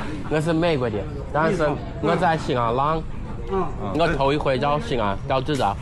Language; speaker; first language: Chinese; non-native, fluent; English